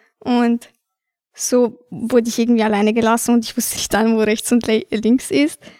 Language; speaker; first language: German; early bilingual, other home language; Albanian